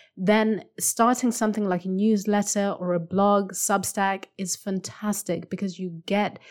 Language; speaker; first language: English; non-native, local second language; Shona